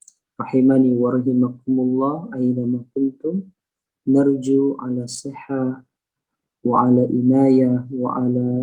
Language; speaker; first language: Arabic; non-native, fluent; Indonesian